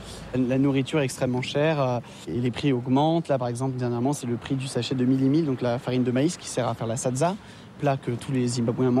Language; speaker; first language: French; native; French